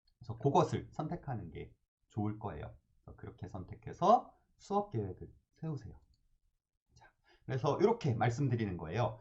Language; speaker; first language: Korean; native; Korean